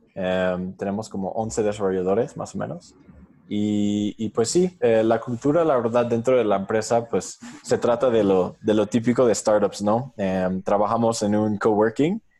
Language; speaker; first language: Spanish; non-native, fluent; English